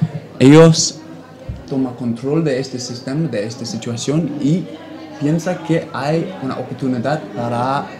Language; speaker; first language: Spanish; non-native, fluent; English